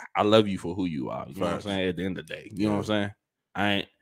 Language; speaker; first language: English; native; English